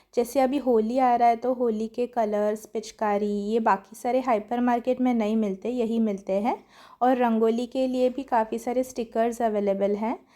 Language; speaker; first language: Hindi; non-native, local second language; Marathi